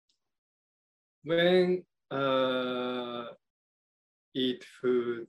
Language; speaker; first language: English; non-native, learner; Japanese